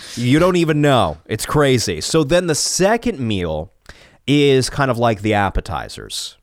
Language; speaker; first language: English; early bilingual, other home language; Italian